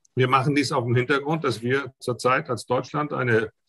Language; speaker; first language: German; native; German